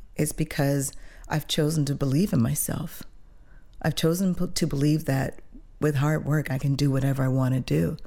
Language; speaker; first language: English; early bilingual, other home language; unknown